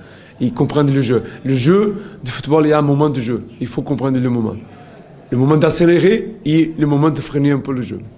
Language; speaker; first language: French; non-native, learner; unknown